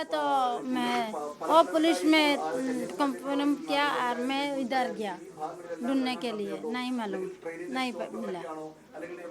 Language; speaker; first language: Hindi; non-native, local second language; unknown